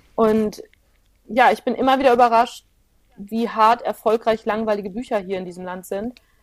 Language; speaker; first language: German; early bilingual, other home language; Plautdietsch